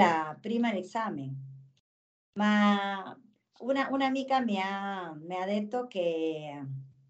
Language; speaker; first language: Italian; non-native, learner; Spanish